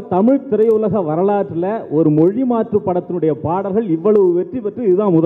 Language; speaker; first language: Tamil; native; Tamil